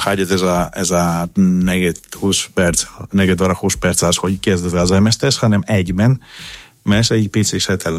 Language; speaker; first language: Hungarian; non-native, learner; Greek